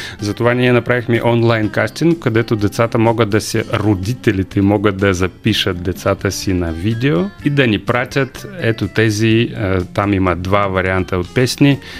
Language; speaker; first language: Bulgarian; early bilingual, heritage; Bulgarian